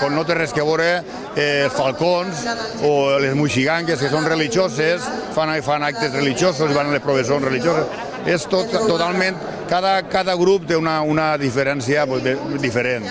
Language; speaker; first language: Catalan; native; Catalan